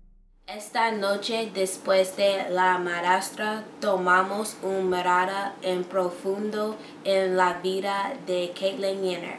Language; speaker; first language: Spanish; non-native, learner; English